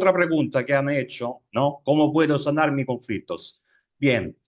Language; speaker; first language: Spanish; non-native, fluent; Italian